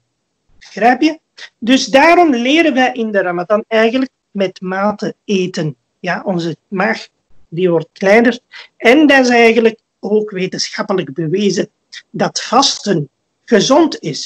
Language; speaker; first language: Dutch; early bilingual, other home language; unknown